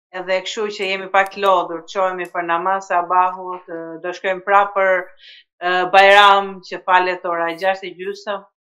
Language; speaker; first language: Albanian; native; Albanian